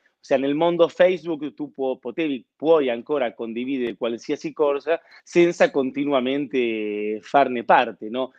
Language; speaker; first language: Italian; non-native, fluent; Spanish